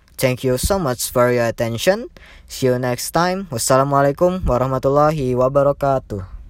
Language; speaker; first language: English; non-native, learner; Indonesian